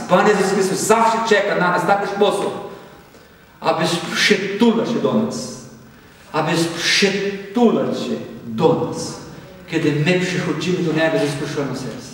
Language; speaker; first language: Polish; non-native, learner; Portuguese